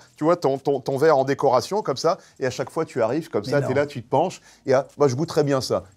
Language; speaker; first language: French; native; French